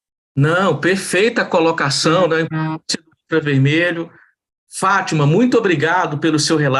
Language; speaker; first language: Portuguese; native; Portuguese